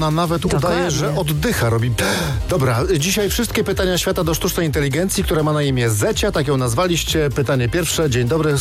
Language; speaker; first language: Polish; native; Polish